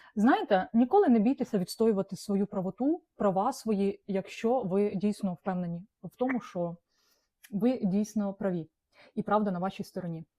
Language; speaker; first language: Ukrainian; non-native, local second language; Russian